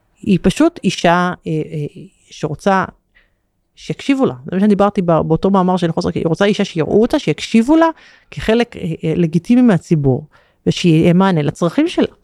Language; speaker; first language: Hebrew; native; Hebrew